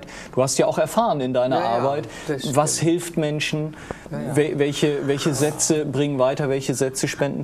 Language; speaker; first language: German; native; German